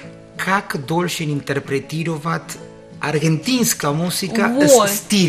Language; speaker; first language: Russian; non-native, learner; Spanish